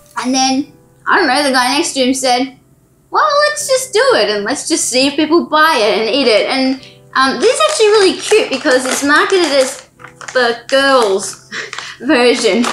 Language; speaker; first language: English; native; English